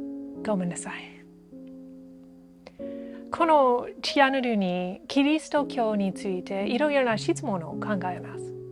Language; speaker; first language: Japanese; non-native, learner; English